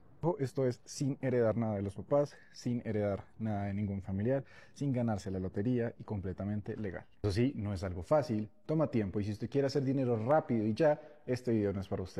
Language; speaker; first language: Spanish; native; Spanish